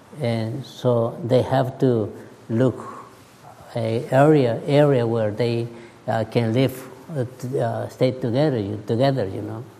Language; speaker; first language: English; non-native, learner; Spanish